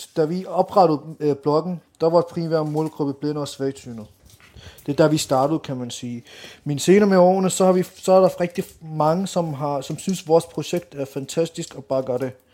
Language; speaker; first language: Danish; early bilingual, other home language; Arabic